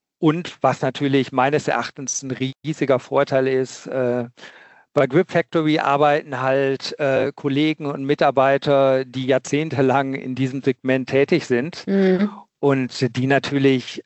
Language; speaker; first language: German; native; German